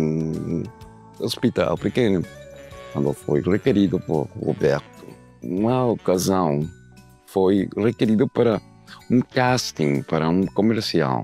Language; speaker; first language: Portuguese; non-native, learner; Spanish